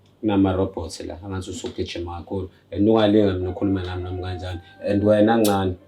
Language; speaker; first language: Zulu; native; Zulu